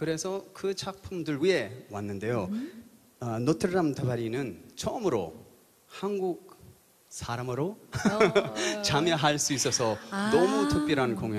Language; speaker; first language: Korean; early bilingual, heritage; English